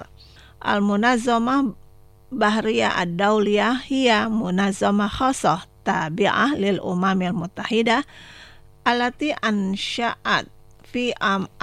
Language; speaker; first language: Arabic; non-native, fluent; Indonesian